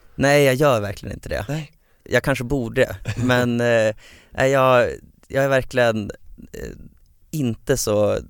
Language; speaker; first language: Swedish; native; Swedish